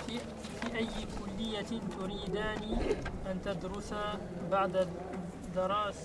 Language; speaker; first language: Arabic; non-native, learner; French